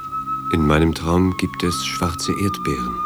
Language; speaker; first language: German; native; German